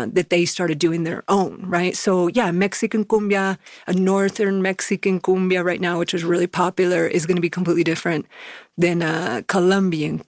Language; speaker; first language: English; native; English